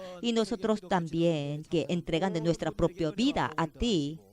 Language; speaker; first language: Spanish; non-native, fluent; Korean